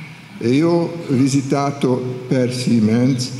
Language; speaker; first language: Italian; non-native, learner; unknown